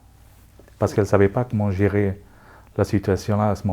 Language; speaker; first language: French; non-native, local second language; Luxembourgish